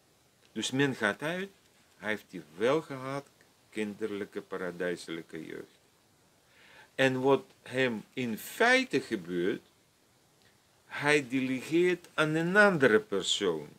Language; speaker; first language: Dutch; non-native, fluent; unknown